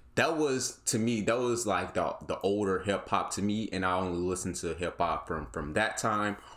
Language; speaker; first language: English; native; English